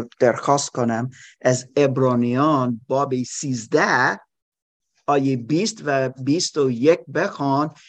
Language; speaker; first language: Persian; non-native, learner; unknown